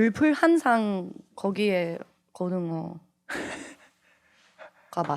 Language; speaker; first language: Korean; early bilingual, heritage; English